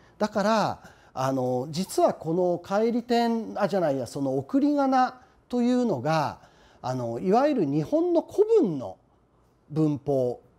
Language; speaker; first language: Japanese; native; Japanese